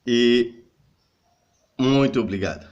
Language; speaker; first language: Portuguese; non-native, learner; Haitian Creole